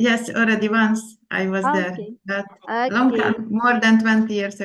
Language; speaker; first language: English; non-native, fluent; Indonesian